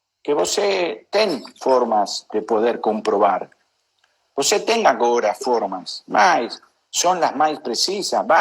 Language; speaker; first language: Portuguese; non-native, learner; Spanish